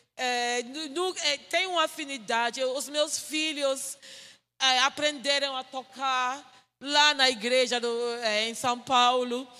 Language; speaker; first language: Portuguese; non-native, fluent; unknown